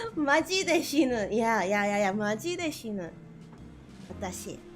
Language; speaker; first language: Japanese; early bilingual, heritage; Japanese